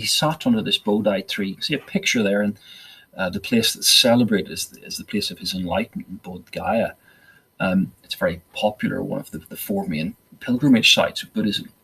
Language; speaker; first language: English; native; English